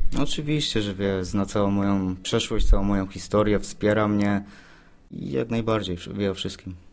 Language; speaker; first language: Polish; native; Polish